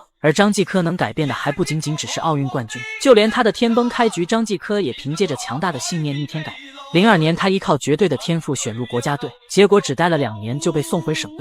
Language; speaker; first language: Chinese; native; Chinese